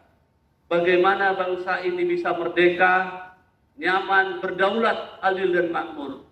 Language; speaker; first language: Indonesian; native; Indonesian